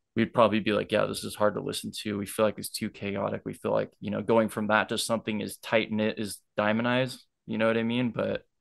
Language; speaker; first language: English; native; English